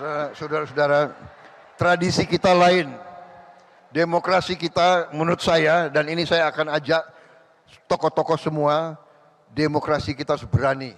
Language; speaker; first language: Indonesian; native; Indonesian